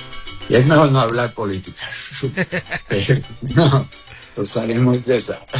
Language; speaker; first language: Spanish; early bilingual, heritage; Spanish